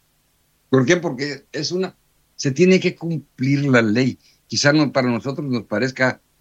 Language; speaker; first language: Spanish; native; Spanish